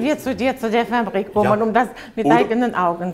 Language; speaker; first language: German; non-native, fluent; Russian